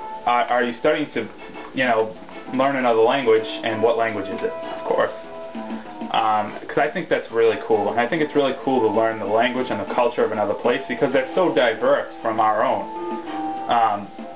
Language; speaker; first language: English; native; English